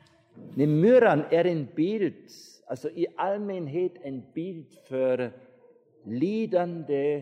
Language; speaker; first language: Swedish; non-native, fluent; German